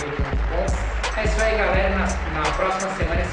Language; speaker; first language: Portuguese; native; Portuguese